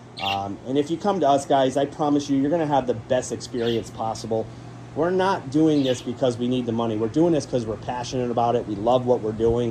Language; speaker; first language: English; native; English